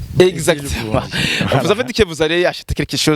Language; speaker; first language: French; non-native, local second language; Rundi